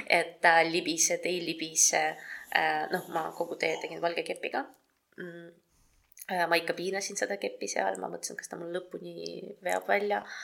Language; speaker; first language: Estonian; non-native, local second language; Russian